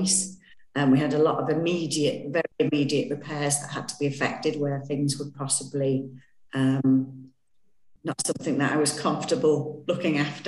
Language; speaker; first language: English; native; English